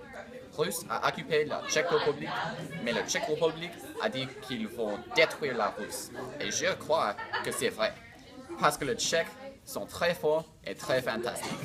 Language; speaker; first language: French; non-native, learner; English